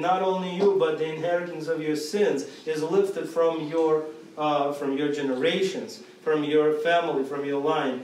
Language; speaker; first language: English; non-native, fluent; Russian